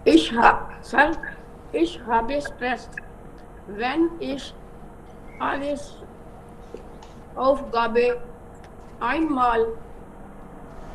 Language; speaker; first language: German; non-native, learner; Urdu